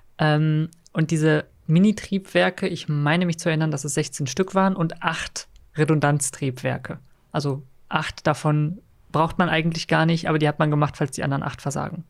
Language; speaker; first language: German; native; German